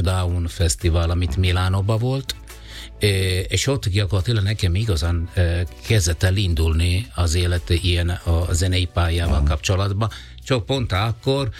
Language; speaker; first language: Hungarian; non-native, learner; Italian